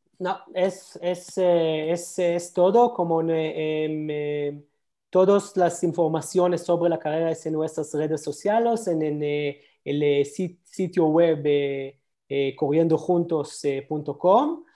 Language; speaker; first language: Spanish; non-native, learner; Hebrew